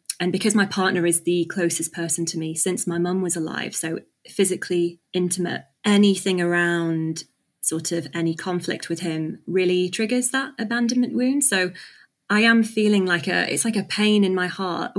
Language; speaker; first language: English; native; English